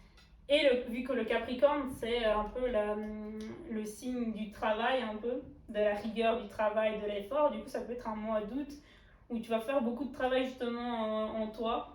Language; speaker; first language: French; native; French